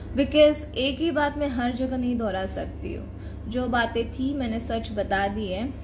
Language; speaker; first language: Hindi; non-native, local second language; Gujarati